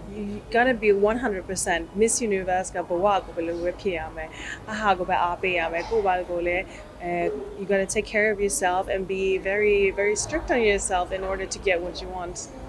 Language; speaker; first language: Burmese; native; Burmese